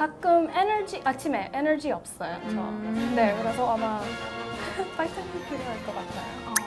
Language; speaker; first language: Korean; non-native, learner; English